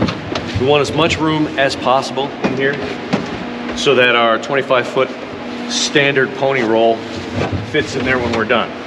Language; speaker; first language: English; native; English